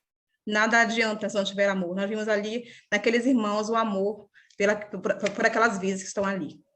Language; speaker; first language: Portuguese; native; Portuguese